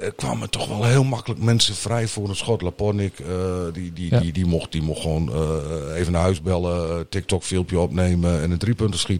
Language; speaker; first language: Dutch; native; Dutch